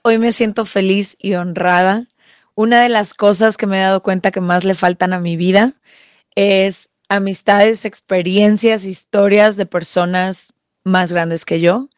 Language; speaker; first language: Spanish; native; Spanish